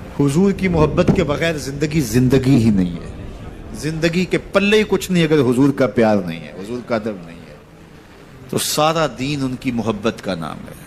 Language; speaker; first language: Urdu; non-native, local second language; Punjabi